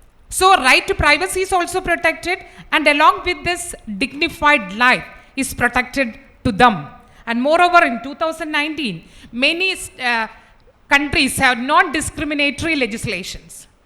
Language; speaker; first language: English; non-native, local second language; Malayalam